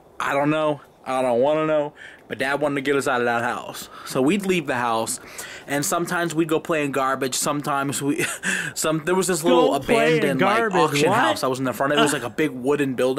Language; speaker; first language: English; native; English